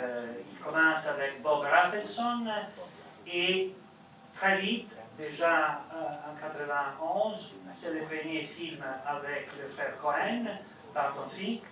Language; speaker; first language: French; non-native, fluent; Italian